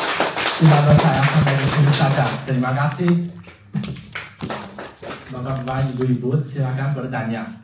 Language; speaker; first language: Indonesian; non-native, fluent; Chinese